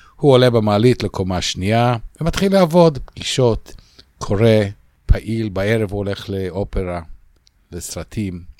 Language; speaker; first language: Hebrew; non-native, fluent; English